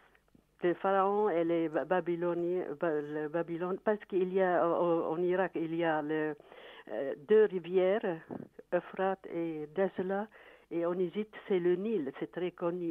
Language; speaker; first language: French; non-native, fluent; Arabic